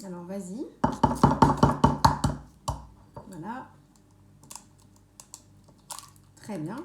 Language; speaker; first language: French; native; French